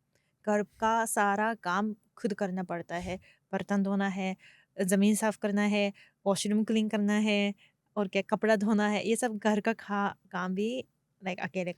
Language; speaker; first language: Hindi; non-native, fluent; Japanese